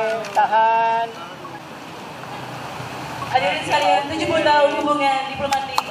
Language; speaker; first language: Indonesian; native; Indonesian